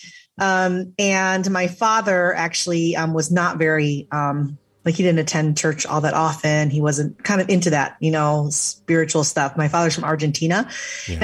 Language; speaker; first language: English; native; English